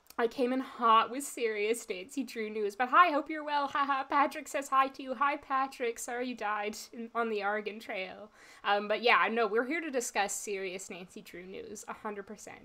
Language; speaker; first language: English; native; English